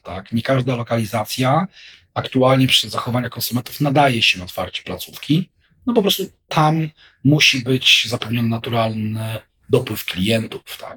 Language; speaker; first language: Polish; native; Polish